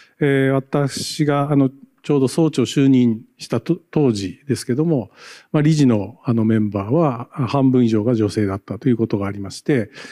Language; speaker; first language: Japanese; native; Japanese